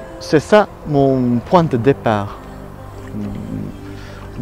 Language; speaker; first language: French; non-native, learner; Italian